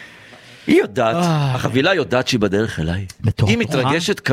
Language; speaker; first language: Hebrew; native; Hebrew